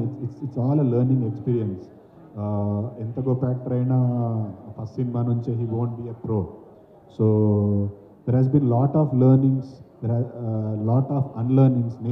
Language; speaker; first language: Telugu; native; Telugu